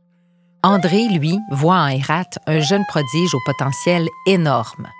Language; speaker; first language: French; native; French